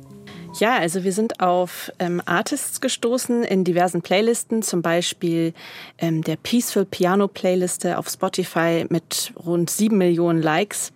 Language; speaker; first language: German; native; German